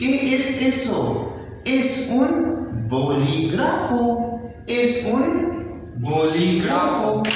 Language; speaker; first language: Spanish; non-native, learner; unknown